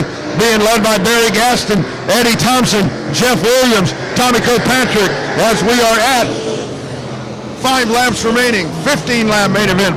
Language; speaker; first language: English; native; English